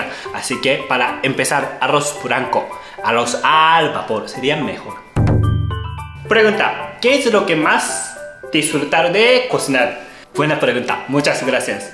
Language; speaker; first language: Spanish; non-native, learner; Japanese